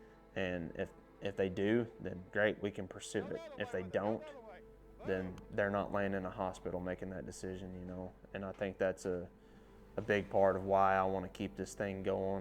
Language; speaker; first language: English; native; English